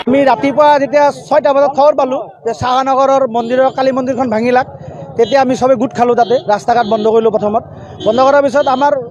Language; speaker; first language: Assamese; non-native, local second language; Bangla